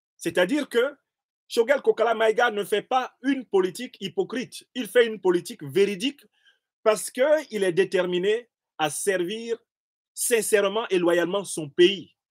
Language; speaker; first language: French; non-native, local second language; Basaa